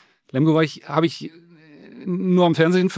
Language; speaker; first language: German; native; German